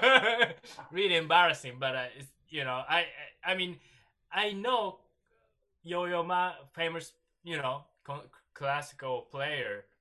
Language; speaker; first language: English; non-native, learner; Japanese